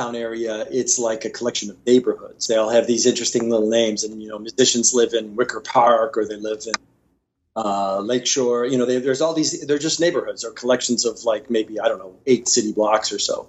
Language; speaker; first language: English; native; English